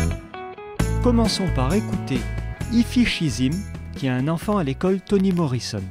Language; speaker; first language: French; native; French